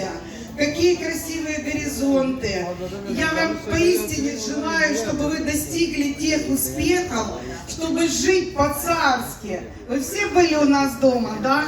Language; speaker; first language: Russian; native; Russian